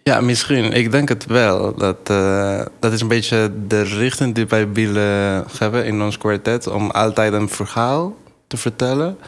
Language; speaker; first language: Dutch; non-native, fluent; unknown